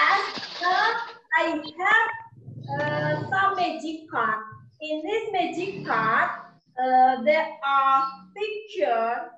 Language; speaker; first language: English; non-native, learner; Indonesian